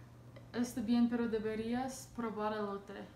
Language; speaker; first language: Spanish; non-native, learner; English